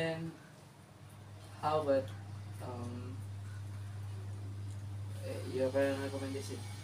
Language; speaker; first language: English; non-native, learner; Indonesian